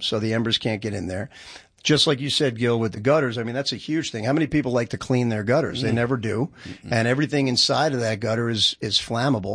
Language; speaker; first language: English; native; English